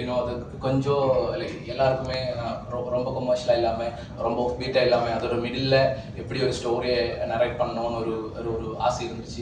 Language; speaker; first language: Tamil; non-native, fluent; Malayalam